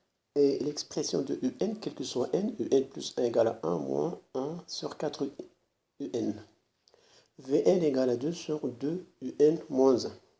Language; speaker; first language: French; non-native, local second language; Arabic